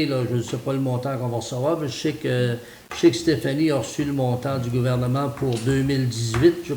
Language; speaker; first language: French; native; French